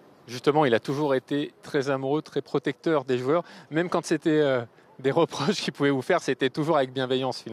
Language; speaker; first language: French; native; French